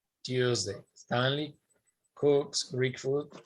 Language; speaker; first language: English; non-native, fluent; Spanish